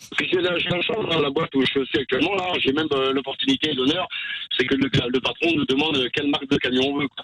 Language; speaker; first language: French; native; French